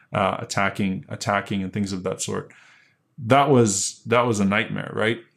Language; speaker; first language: English; native; English